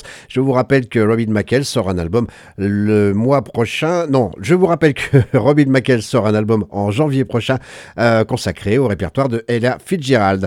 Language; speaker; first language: French; native; French